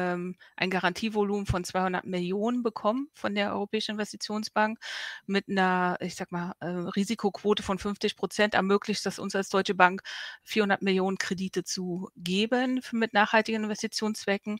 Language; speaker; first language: German; native; German